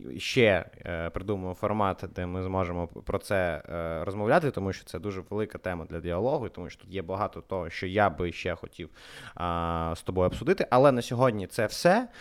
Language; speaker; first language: Ukrainian; non-native, local second language; Russian